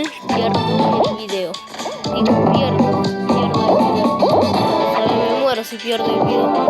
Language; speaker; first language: Spanish; native; Spanish